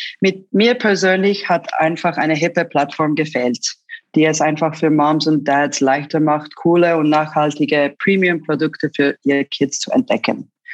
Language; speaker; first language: German; early bilingual, other home language; Turkish